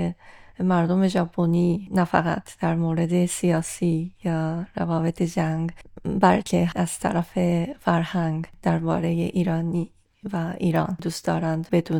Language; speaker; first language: Persian; non-native, fluent; Japanese